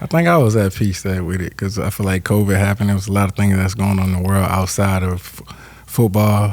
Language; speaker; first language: English; native; English